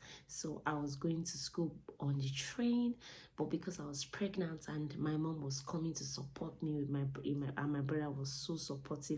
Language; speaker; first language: English; non-native, local second language; Yoruba